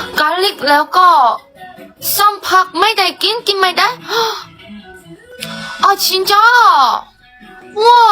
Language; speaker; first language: Thai; non-native, learner; Korean